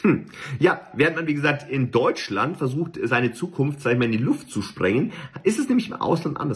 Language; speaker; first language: German; native; German